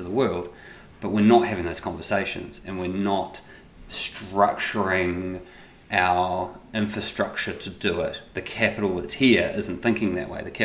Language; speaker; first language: English; native; English